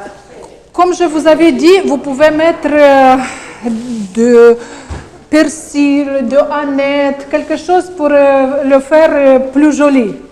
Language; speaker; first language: French; non-native, learner; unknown